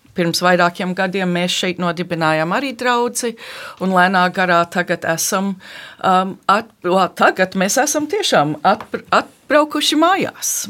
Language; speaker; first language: Latvian; early bilingual, heritage; Latvian